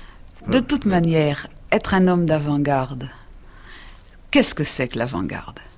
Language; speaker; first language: French; native; French